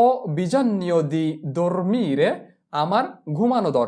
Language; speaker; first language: Italian; non-native, fluent; Bangla